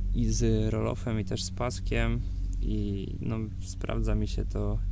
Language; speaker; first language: Polish; native; Polish